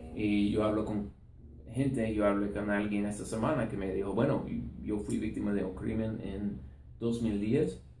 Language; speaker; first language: Spanish; non-native, fluent; English